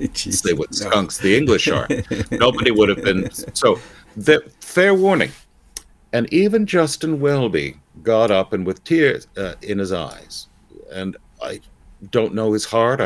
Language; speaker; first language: English; native; English